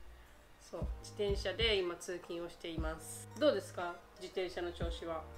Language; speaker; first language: Japanese; native; Japanese